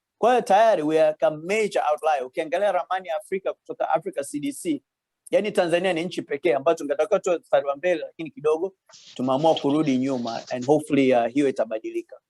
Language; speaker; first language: Swahili; native; Swahili